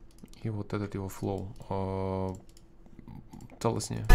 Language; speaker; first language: Russian; native; Russian